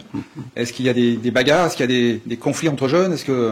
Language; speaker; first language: French; native; French